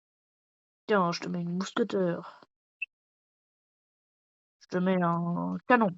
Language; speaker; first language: French; native; French